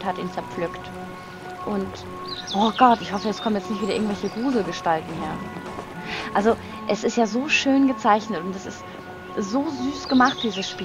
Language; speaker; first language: German; native; German